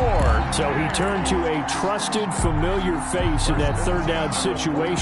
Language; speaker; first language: English; native; English